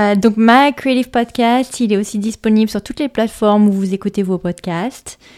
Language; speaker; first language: French; native; French